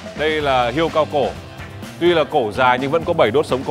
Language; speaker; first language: Vietnamese; native; Vietnamese